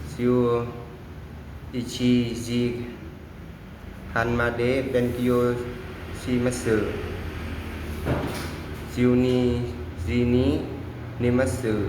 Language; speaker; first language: Japanese; non-native, learner; Vietnamese